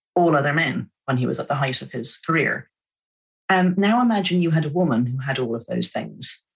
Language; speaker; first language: English; native; English